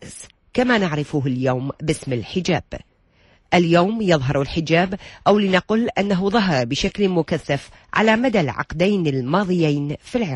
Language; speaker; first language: Arabic; native; Arabic